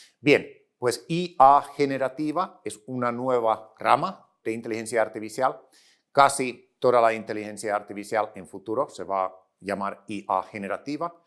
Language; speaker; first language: Spanish; non-native, fluent; Finnish